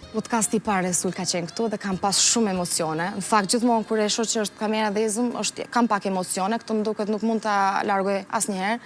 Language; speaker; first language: Albanian; early bilingual, heritage; Albanian